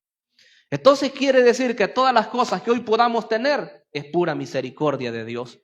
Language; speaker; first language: Spanish; native; Spanish